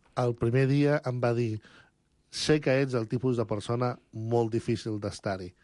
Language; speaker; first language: Catalan; early bilingual, other home language; Spanish